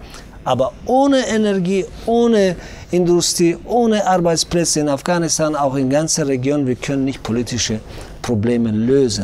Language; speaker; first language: German; non-native, learner; Tajik